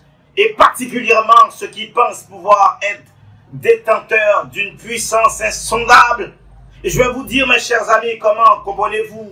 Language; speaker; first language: French; non-native, local second language; Haitian Creole